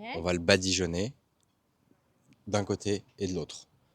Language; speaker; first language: French; native; French